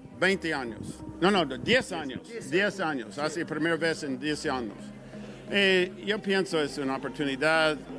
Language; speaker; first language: Spanish; non-native, learner; English